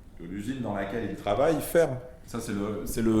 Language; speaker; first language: French; native; French